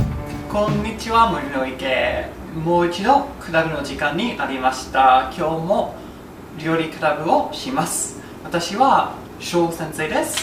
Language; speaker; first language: Japanese; non-native, fluent; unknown